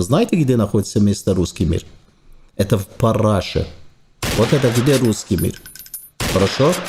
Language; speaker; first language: Russian; non-native, fluent; Turkish